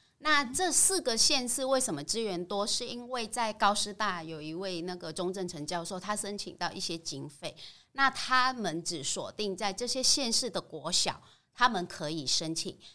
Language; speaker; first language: Chinese; non-native, fluent; Vietnamese